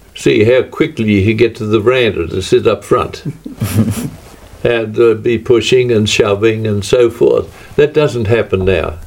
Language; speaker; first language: English; native; English